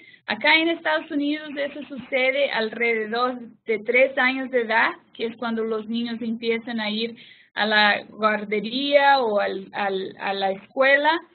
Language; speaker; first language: Spanish; non-native, fluent; Portuguese